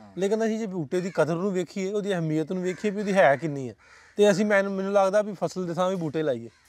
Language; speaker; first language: Punjabi; native; Punjabi